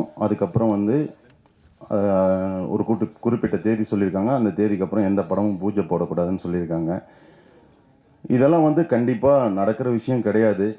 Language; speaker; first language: Tamil; native; Tamil